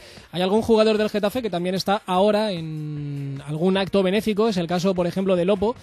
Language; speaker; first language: Spanish; native; Spanish